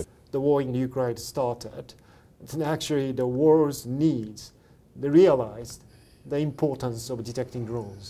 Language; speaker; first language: English; non-native, fluent; Japanese